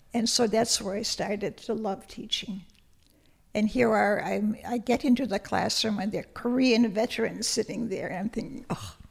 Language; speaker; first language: English; early bilingual, other home language; Lithuanian